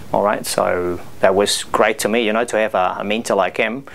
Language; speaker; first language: English; non-native, fluent; Spanish